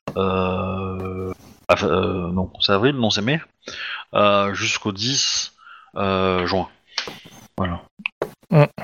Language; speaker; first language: French; native; French